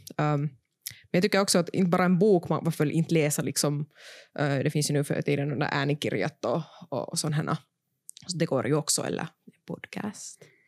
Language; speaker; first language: Swedish; native; Swedish